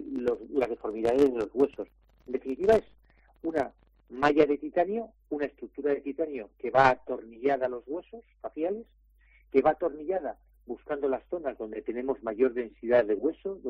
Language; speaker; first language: Spanish; native; Spanish